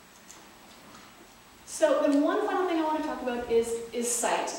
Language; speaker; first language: English; native; English